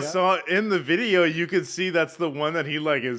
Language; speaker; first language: English; native; English